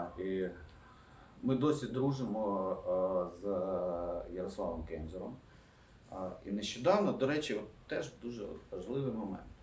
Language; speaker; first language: Ukrainian; non-native, local second language; Russian